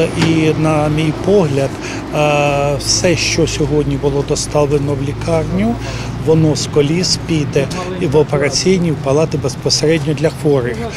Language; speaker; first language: Ukrainian; native; Ukrainian